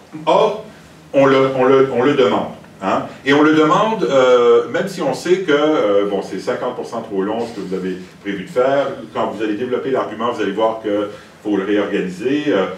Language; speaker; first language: French; native; French